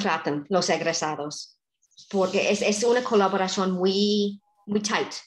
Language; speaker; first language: Spanish; non-native, fluent; English